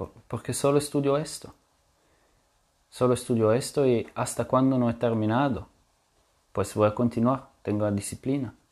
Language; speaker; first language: Spanish; non-native, fluent; French